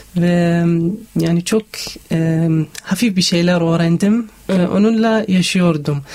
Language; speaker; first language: Turkish; non-native, learner; Arabic